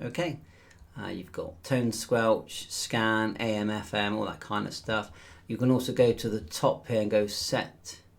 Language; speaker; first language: English; native; English